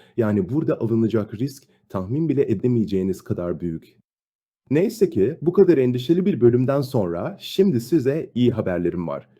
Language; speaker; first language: Turkish; native; Turkish